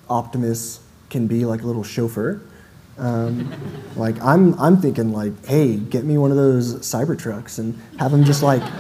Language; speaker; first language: English; native; English